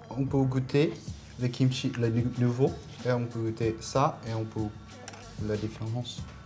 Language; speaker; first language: French; non-native, learner; Korean